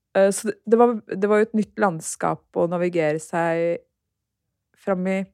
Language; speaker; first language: Norwegian; early bilingual, other home language; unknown